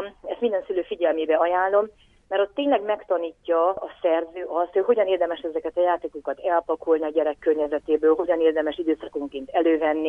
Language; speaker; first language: Hungarian; native; Hungarian